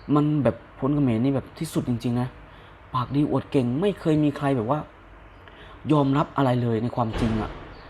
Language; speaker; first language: Thai; native; Thai